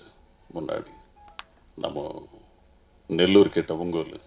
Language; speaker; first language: Tamil; non-native, learner; Telugu